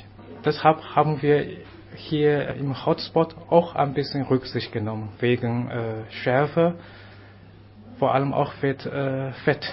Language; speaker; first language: German; non-native, fluent; Chinese